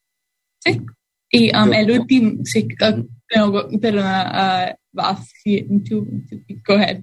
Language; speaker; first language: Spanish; non-native, learner; English